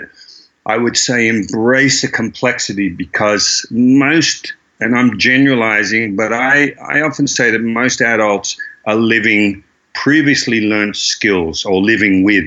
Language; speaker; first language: English; native; English